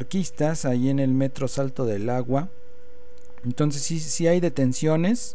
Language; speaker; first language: Spanish; native; Spanish